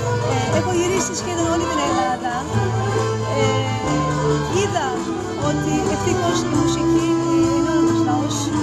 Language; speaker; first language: Greek; non-native, learner; Turkish